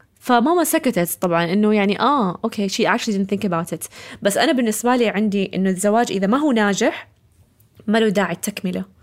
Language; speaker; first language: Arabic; early bilingual, heritage; Arabic